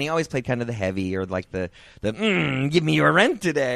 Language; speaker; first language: English; native; English